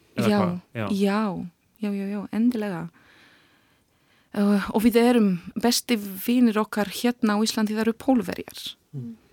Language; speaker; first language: Icelandic; non-native, learner; Polish